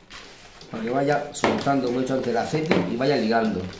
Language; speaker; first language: Spanish; native; Spanish